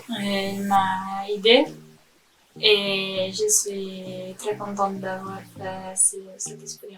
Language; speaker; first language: French; non-native, learner; Italian